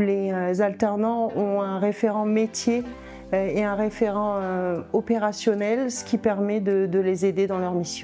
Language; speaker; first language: French; native; French